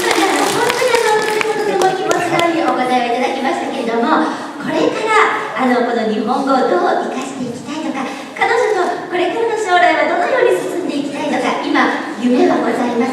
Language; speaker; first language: Japanese; native; Japanese